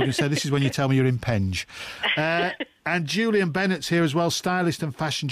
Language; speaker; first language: English; native; English